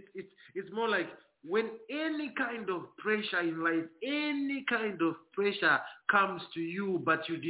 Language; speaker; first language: English; non-native, local second language; Shona